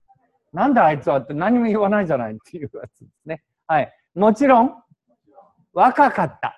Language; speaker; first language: Japanese; native; Japanese